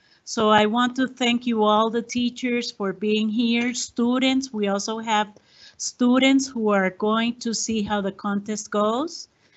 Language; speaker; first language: English; non-native, fluent; Spanish